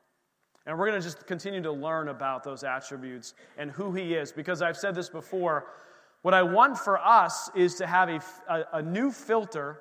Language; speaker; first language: English; native; English